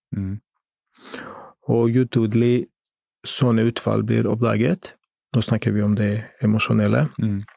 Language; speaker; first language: Norwegian; non-native, fluent; Greek